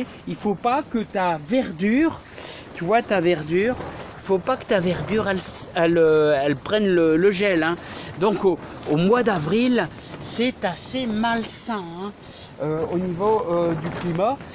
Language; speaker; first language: French; native; French